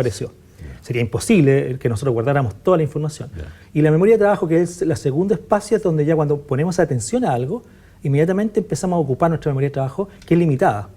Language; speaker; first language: Spanish; native; Spanish